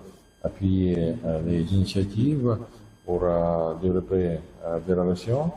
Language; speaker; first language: French; non-native, fluent; Russian